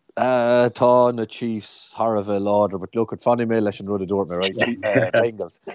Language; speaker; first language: Irish; native; Irish